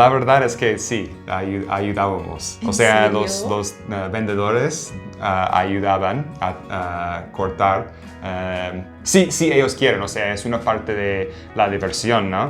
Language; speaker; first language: Spanish; non-native, fluent; English